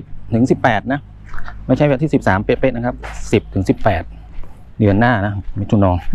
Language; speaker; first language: Thai; native; Thai